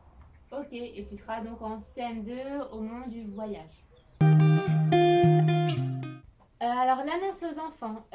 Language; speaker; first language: French; native; French